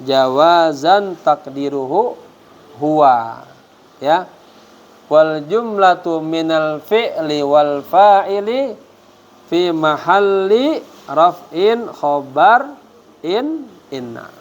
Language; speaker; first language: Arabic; non-native, fluent; Indonesian